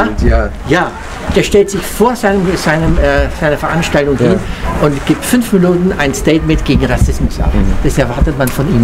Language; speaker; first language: German; native; German